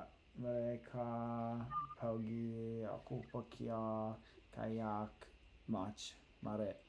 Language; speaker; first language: Indonesian; non-native, learner; English